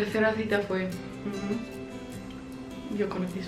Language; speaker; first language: Spanish; non-native, fluent; English